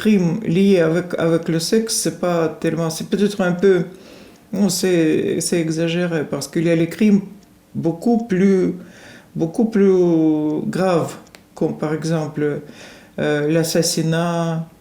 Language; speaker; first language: French; non-native, fluent; Russian